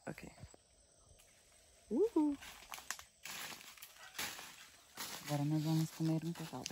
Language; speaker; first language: Portuguese; non-native, learner; English